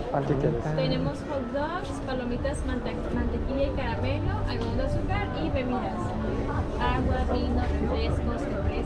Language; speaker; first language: Spanish; native; Spanish